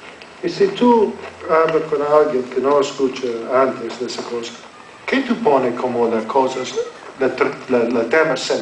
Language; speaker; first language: Spanish; non-native, learner; English